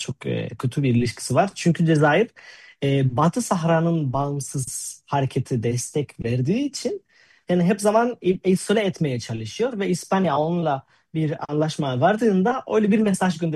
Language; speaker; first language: Turkish; non-native, fluent; Spanish